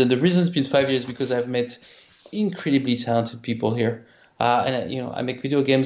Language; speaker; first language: English; non-native, fluent; French